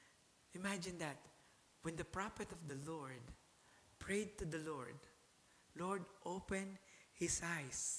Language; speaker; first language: English; non-native, local second language; Filipino